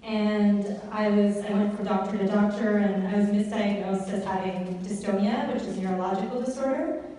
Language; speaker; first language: English; native; English